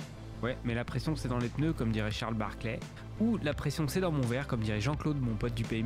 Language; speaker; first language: French; native; French